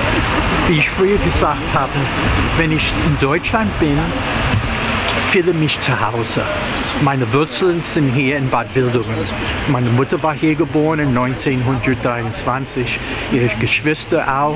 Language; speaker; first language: German; non-native, learner; English